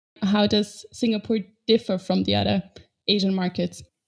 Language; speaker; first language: English; non-native, fluent; German